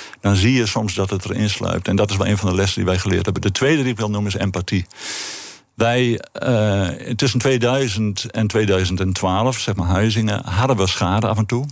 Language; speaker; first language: Dutch; native; Dutch